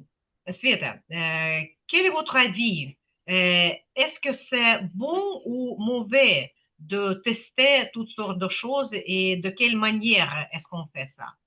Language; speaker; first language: French; non-native, fluent; Ukrainian